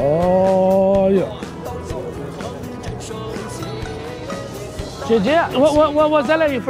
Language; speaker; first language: Chinese; non-native, fluent; Arabic